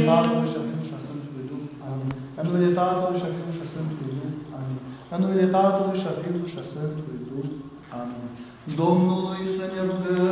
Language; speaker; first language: Romanian; native; Romanian